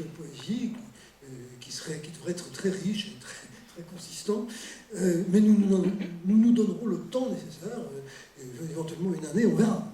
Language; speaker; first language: French; native; French